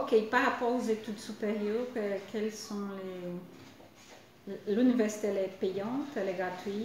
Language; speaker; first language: French; non-native, fluent; Portuguese